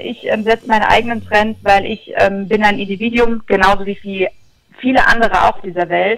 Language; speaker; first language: German; native; German